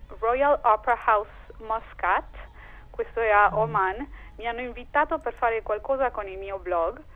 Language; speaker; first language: Italian; non-native, fluent; Spanish